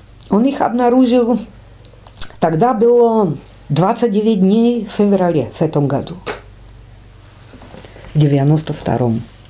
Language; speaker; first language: Russian; non-native, fluent; Czech